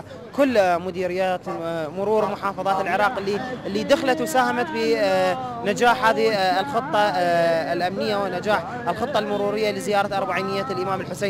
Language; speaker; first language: Arabic; native; Arabic